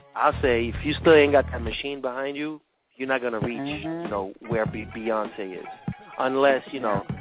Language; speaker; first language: English; early bilingual, other home language; French